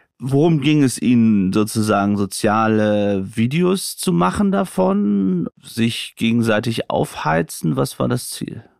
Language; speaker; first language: German; native; German